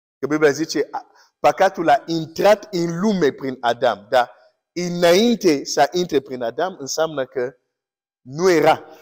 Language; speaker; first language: Romanian; non-native, fluent; English